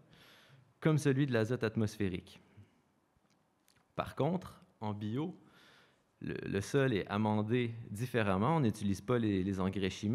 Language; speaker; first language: French; native; French